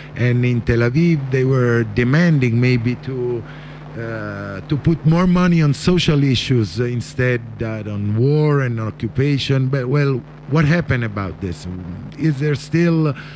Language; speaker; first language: English; non-native, fluent; Italian